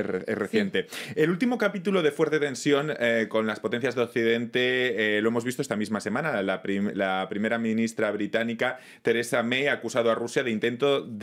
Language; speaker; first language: Spanish; native; Spanish